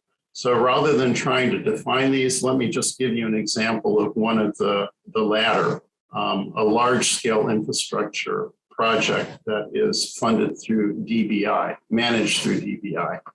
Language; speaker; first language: English; native; English